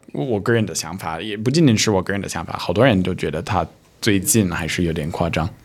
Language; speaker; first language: Chinese; early bilingual, heritage; Chinese